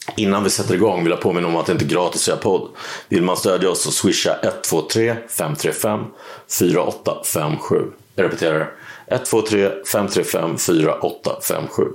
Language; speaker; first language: Swedish; native; Swedish